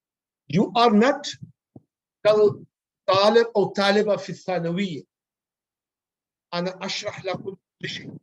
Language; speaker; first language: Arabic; non-native, learner; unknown